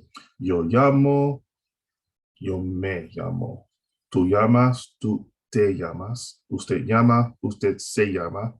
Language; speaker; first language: Spanish; non-native, fluent; English